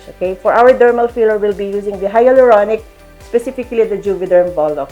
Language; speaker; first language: English; non-native, local second language; Filipino